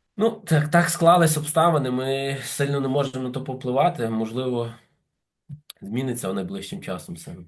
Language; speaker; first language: Ukrainian; native; Ukrainian